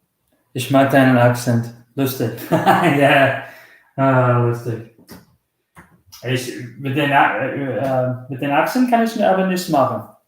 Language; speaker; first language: German; early bilingual, heritage; German